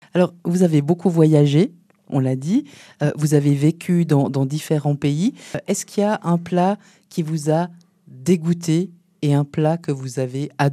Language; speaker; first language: French; native; French